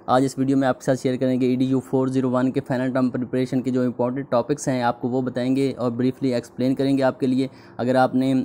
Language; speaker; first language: Urdu; native; Urdu